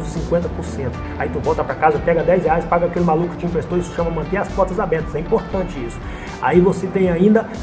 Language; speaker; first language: Portuguese; native; Portuguese